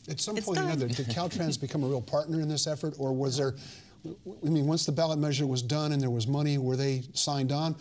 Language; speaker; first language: English; native; English